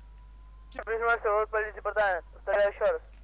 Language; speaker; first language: Russian; native; Russian